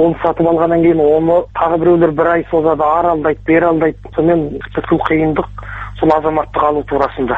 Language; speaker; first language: Kazakh; early bilingual, heritage; Kazakh